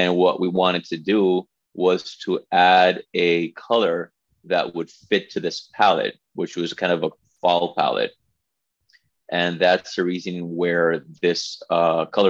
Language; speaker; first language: English; non-native, fluent; Spanish